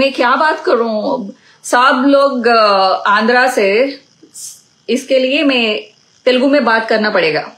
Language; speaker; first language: Hindi; non-native, local second language; Telugu